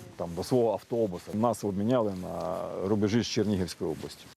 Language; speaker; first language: Ukrainian; native; Ukrainian